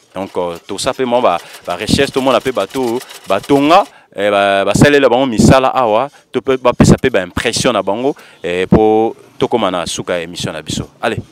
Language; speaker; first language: Lingala; native; Lingala